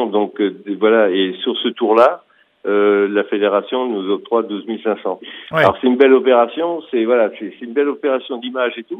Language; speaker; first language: French; native; French